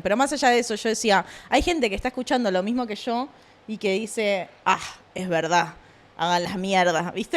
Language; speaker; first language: Spanish; native; Spanish